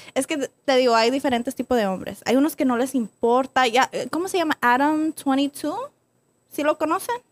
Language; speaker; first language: Spanish; early bilingual, other home language; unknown